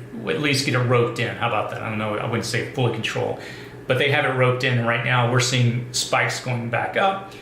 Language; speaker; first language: English; native; English